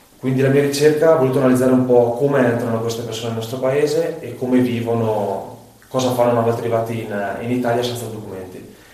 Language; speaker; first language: Italian; native; Italian